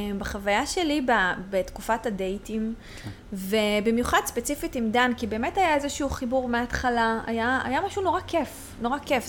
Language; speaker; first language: Hebrew; native; Hebrew